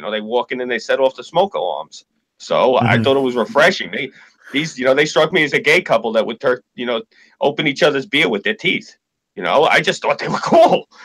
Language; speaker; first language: English; native; English